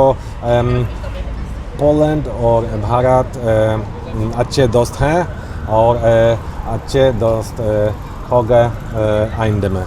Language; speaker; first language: Hindi; non-native, learner; Polish